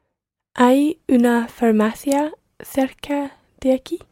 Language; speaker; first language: Spanish; non-native, learner; English